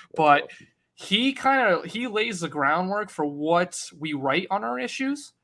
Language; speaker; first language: English; native; English